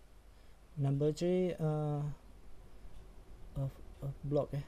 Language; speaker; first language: English; non-native, learner; Indonesian